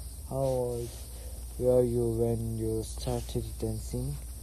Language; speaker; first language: English; non-native, learner; Korean